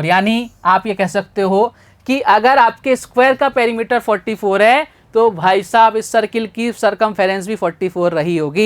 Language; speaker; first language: Hindi; native; Hindi